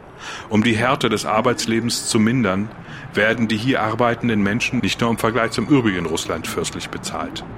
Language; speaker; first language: German; native; German